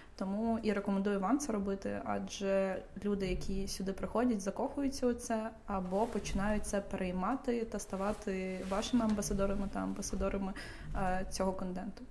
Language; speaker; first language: Ukrainian; non-native, local second language; Russian